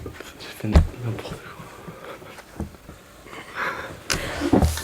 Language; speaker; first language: French; native; French